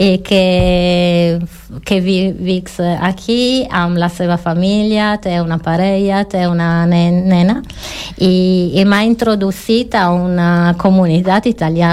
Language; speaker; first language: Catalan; non-native, learner; Italian